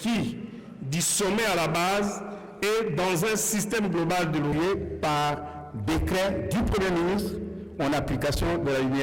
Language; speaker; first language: French; native; French